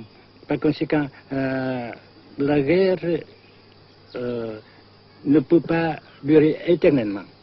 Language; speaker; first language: French; non-native, fluent; Vietnamese